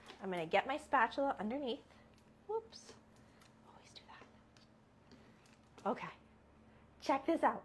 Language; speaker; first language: English; native; English